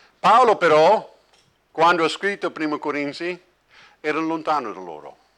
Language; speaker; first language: Italian; non-native, fluent; English